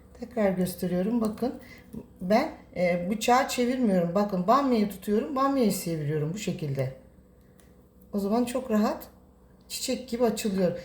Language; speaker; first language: Turkish; native; Turkish